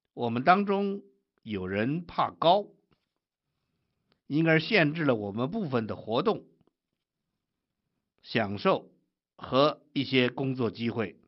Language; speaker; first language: Chinese; native; Chinese